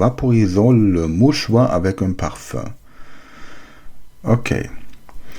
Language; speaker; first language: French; non-native, learner; German